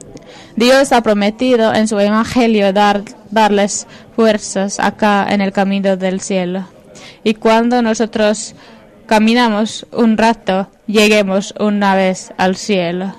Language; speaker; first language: Spanish; non-native, fluent; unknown